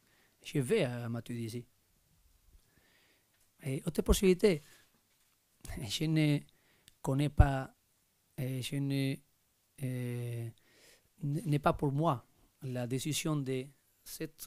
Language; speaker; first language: French; non-native, learner; Spanish